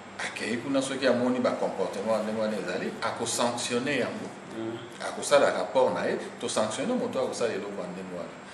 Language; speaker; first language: Lingala; native; Lingala